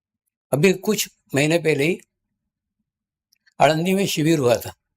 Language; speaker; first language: Hindi; native; Hindi